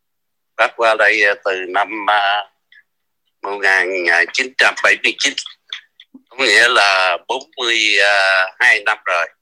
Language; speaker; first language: Vietnamese; native; Vietnamese